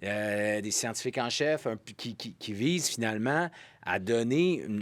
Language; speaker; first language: French; native; French